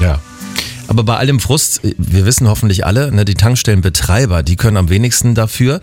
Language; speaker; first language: German; native; German